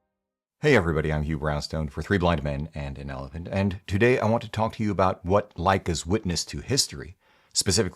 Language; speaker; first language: English; native; English